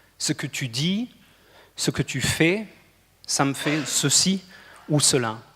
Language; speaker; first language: French; non-native, fluent; German